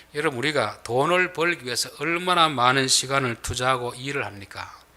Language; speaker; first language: Korean; native; Korean